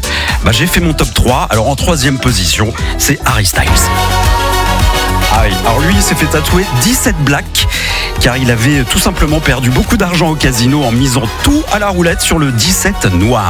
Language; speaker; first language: French; native; French